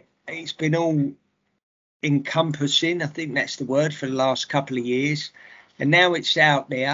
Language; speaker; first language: English; native; English